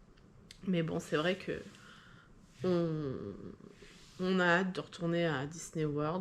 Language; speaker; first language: French; native; French